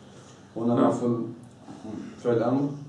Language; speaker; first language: Arabic; non-native, learner; Chechen